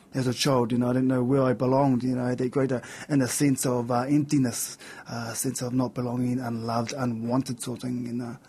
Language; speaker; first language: English; native; English